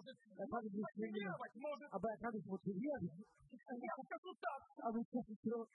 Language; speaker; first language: German; non-native, fluent; Russian